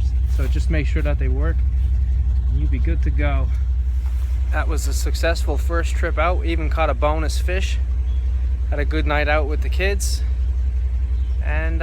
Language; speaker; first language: English; native; English